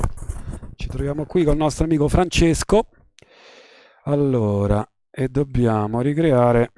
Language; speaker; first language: Italian; native; Italian